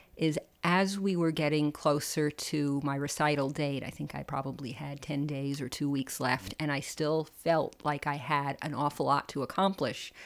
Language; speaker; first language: English; native; English